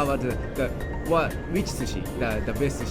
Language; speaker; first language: English; non-native, learner; Japanese